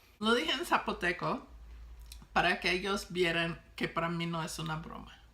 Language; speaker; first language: Spanish; non-native, fluent; English